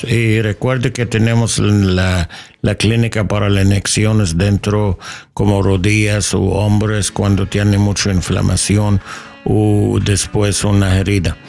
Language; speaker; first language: Spanish; non-native, learner; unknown